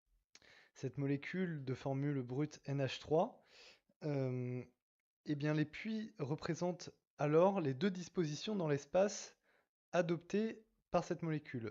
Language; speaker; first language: French; native; French